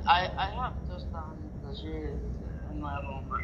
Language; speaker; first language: English; non-native, learner; Arabic